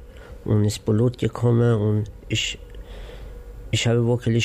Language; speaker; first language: German; non-native, learner; Persian